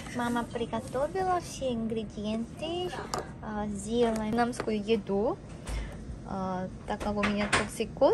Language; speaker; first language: Russian; non-native, fluent; Korean